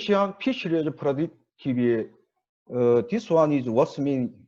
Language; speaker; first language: English; non-native, learner; Korean